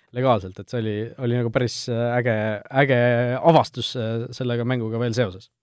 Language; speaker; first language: Estonian; native; Estonian